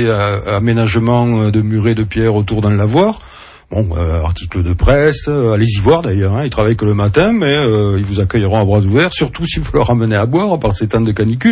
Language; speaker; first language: French; native; French